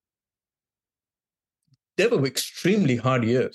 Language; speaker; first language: English; non-native, local second language; Tamil